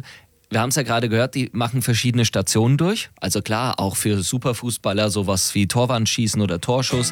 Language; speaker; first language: German; native; German